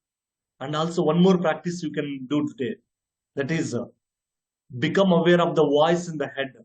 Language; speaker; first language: English; non-native, local second language; Telugu